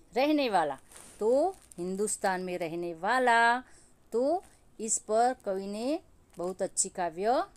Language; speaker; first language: Hindi; non-native, local second language; Gujarati